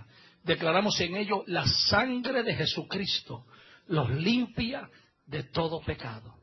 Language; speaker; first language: Spanish; native; Spanish